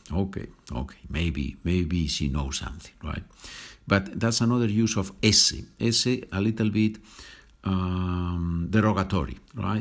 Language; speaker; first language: English; non-native, fluent; Spanish